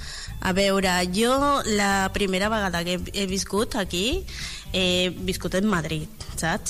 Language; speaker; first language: Catalan; non-native, learner; Spanish